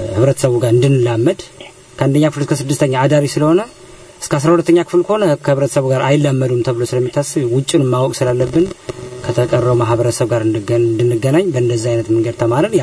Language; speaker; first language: Amharic; native; Amharic